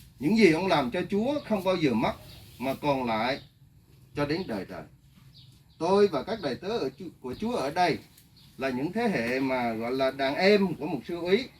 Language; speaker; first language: Vietnamese; non-native, local second language; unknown